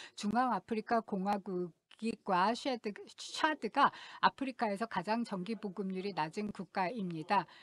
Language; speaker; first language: Korean; non-native, fluent; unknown